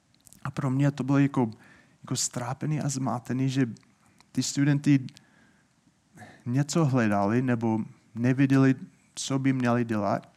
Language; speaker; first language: Czech; non-native, fluent; English